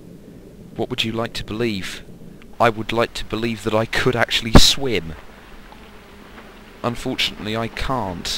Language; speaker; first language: English; native; English